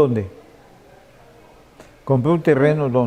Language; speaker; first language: Spanish; native; Spanish